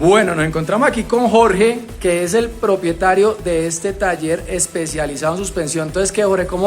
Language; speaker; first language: Spanish; native; Spanish